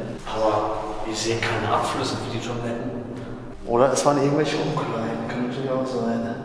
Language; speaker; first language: German; native; German